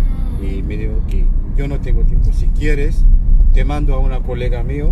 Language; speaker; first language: Spanish; non-native, fluent; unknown